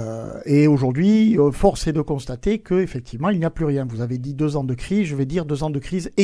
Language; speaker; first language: French; native; French